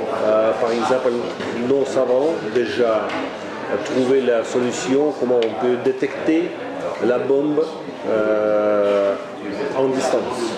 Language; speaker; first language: French; non-native, fluent; Russian